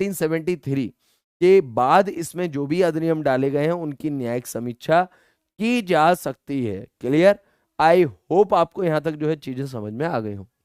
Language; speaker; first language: Hindi; native; Hindi